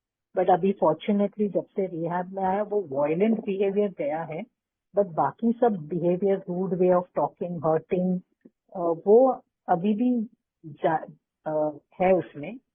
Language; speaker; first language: Hindi; non-native, local second language; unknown